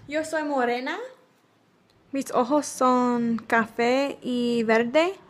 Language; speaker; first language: Spanish; non-native, learner; English